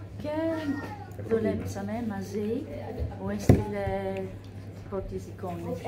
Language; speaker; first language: Greek; non-native, learner; English